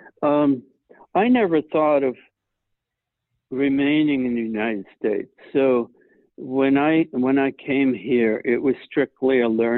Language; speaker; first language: English; non-native, fluent; Swiss German